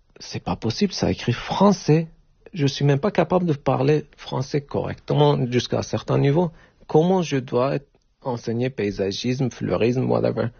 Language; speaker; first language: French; non-native, learner; Turkish